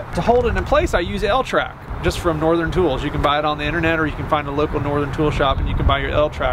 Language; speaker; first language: English; native; English